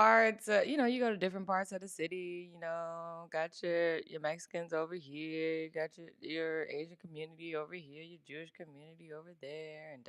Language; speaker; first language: English; native; English